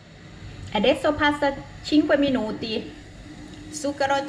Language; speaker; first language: Italian; non-native, learner; Thai